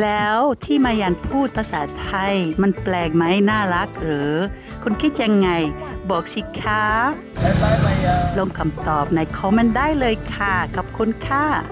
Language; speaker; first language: Thai; non-native, fluent; Dutch